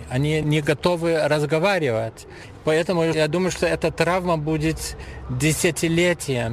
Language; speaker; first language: Russian; non-native, fluent; German